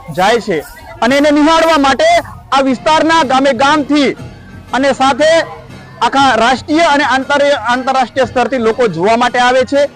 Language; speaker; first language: Gujarati; native; Gujarati